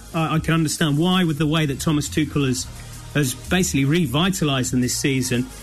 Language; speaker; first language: English; native; English